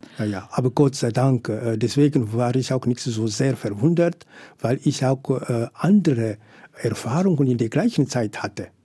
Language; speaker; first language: German; non-native, fluent; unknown